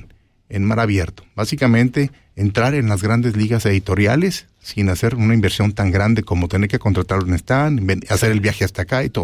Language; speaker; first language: Spanish; native; Spanish